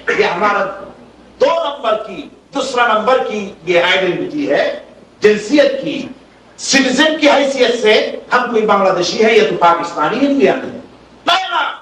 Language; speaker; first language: Urdu; non-native, fluent; Bangla